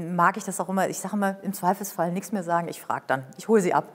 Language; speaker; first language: German; native; German